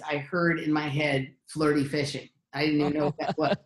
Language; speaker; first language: English; native; English